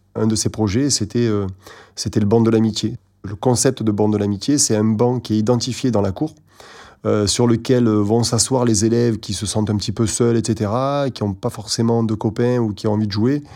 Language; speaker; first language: French; native; French